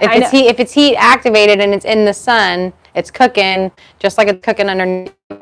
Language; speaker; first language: English; native; English